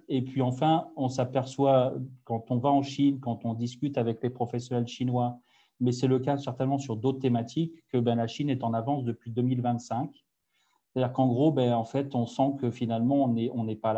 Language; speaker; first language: French; native; French